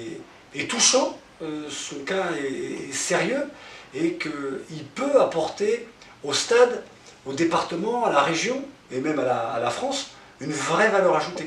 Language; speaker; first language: French; native; French